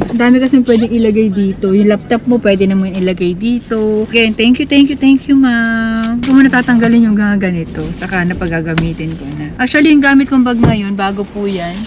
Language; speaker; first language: Filipino; native; Filipino